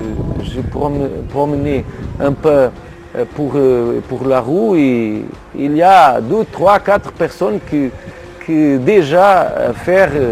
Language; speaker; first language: French; non-native, learner; Portuguese